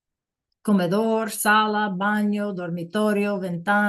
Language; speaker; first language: Spanish; non-native, fluent; English